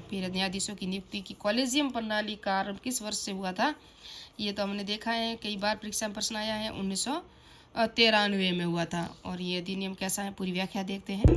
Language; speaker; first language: Hindi; native; Hindi